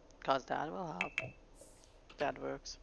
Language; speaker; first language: English; non-native, fluent; German